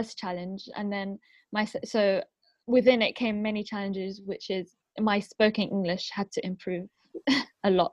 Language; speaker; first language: English; non-native, local second language; Arabic